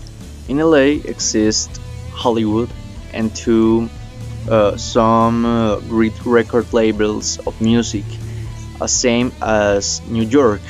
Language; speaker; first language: English; non-native, learner; Spanish